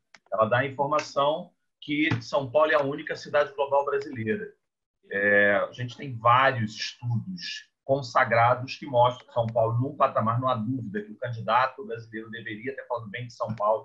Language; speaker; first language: Portuguese; native; Portuguese